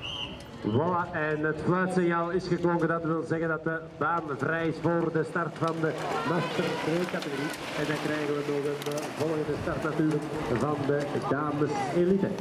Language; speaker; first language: Dutch; native; Dutch